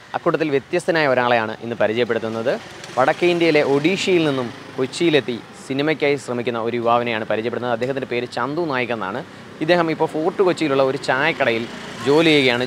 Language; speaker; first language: Malayalam; native; Malayalam